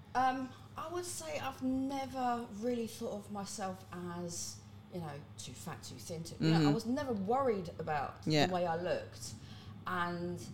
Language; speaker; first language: English; early bilingual, other home language; Cantonese